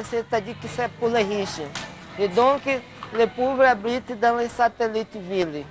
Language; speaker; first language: French; non-native, learner; Portuguese